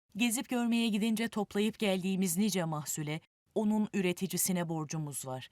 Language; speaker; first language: Turkish; native; Turkish